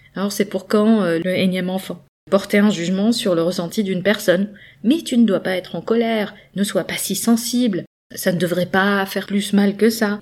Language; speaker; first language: French; native; French